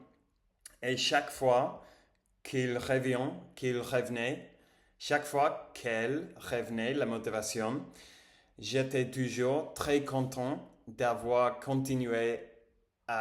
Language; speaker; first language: French; non-native, learner; English